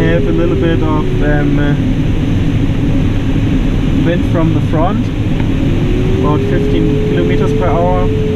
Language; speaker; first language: English; non-native, fluent; German